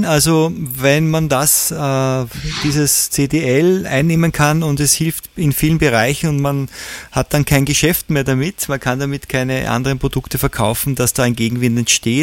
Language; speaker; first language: German; native; German